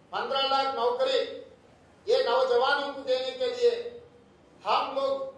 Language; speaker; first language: Hindi; non-native, local second language; Telugu